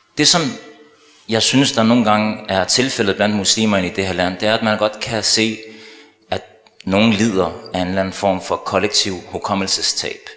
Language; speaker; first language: Danish; early bilingual, other home language; Arabic